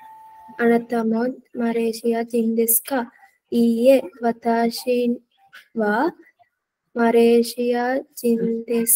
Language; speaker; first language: Japanese; non-native, learner; Sinhala